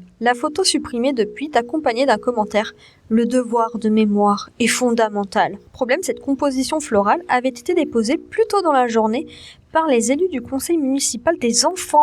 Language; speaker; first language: French; native; French